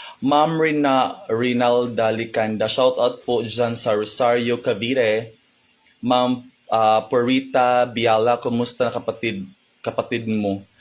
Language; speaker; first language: Filipino; non-native, local second language; Cebuano